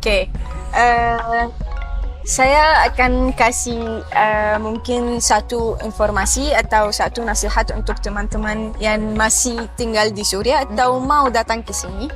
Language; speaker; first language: Indonesian; non-native, fluent; Arabic